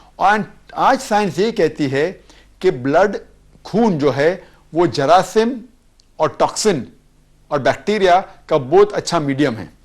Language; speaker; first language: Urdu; non-native, local second language; Konkani